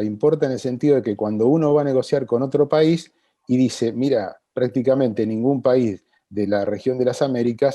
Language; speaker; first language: Spanish; native; Spanish